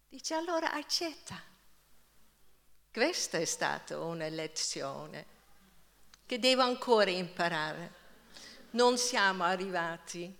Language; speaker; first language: Italian; non-native, fluent; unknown